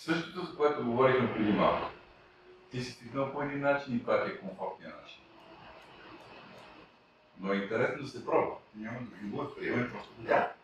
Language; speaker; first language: Bulgarian; native; Bulgarian